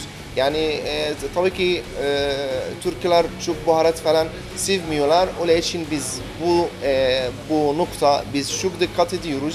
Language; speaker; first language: Turkish; non-native, learner; Arabic